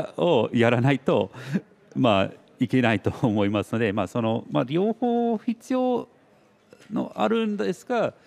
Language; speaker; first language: Japanese; non-native, fluent; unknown